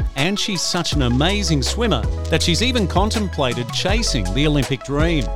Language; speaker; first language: English; native; English